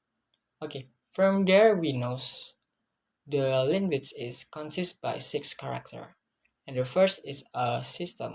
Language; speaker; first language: English; non-native, learner; Indonesian